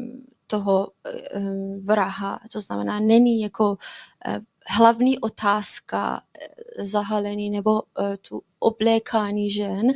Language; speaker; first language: Czech; non-native, fluent; Persian